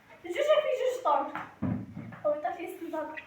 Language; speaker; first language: Arabic; native; Arabic